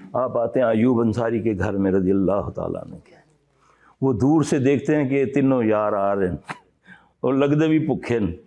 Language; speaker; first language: Urdu; non-native, local second language; Punjabi